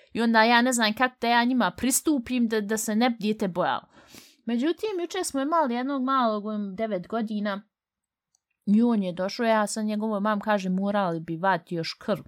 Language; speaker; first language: Bosnian; early bilingual, heritage; Bosnian